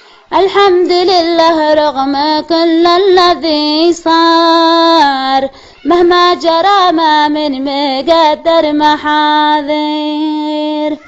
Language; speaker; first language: Arabic; native; Arabic